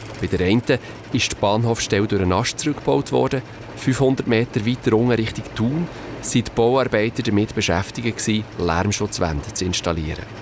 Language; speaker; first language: German; native; German